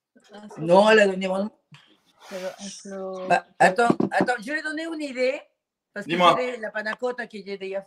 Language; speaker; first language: French; non-native, fluent; Spanish